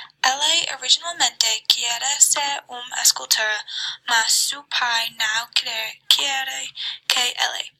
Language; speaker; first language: Portuguese; non-native, learner; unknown